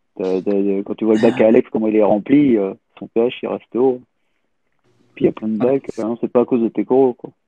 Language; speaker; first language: French; native; French